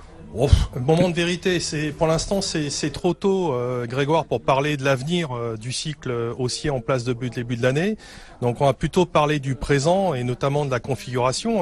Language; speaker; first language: French; native; French